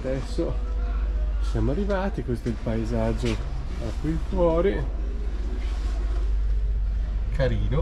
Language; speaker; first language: Italian; native; Italian